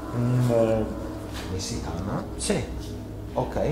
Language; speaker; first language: Italian; native; Italian